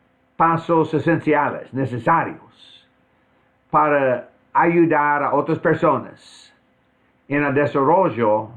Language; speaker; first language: Spanish; non-native, fluent; English